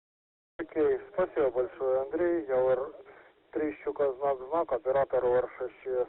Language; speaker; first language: Russian; native; Russian